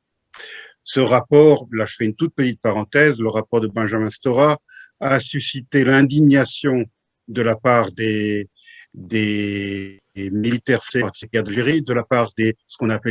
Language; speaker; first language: French; native; French